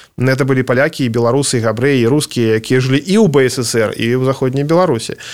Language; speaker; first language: Belarusian; non-native, local second language; Russian